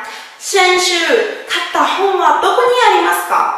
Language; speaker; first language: Japanese; non-native, learner; Vietnamese